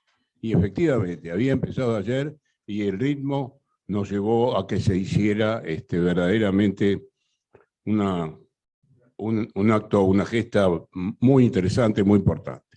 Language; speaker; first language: Spanish; native; Spanish